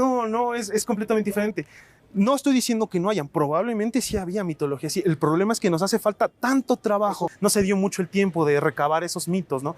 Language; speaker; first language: Spanish; native; Spanish